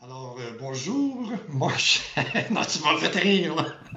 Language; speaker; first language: French; native; French